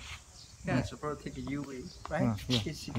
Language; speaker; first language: English; non-native, learner; Khmer